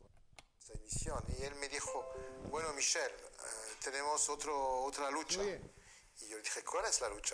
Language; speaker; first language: Spanish; non-native, fluent; French